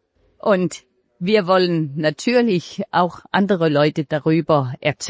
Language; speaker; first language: German; non-native, fluent; Danish